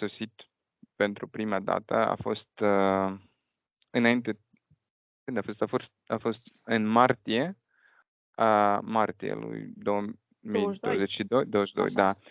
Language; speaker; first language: Romanian; non-native, fluent; Russian